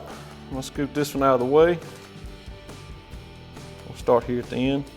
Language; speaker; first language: English; native; English